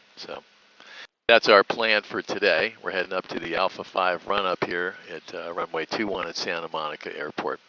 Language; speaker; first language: English; native; English